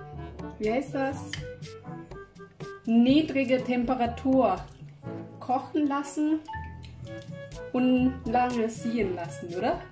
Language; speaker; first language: German; non-native, fluent; Thai